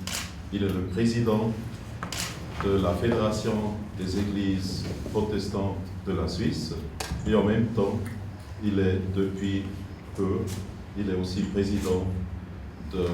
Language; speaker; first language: French; non-native, fluent; German